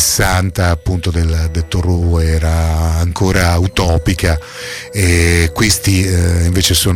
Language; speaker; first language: Italian; native; Italian